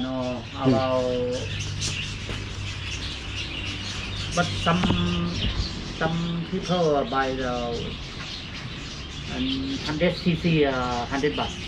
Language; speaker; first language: English; non-native, learner; Thai